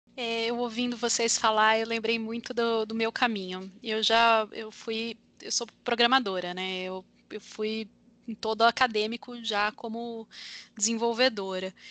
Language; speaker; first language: Portuguese; native; Portuguese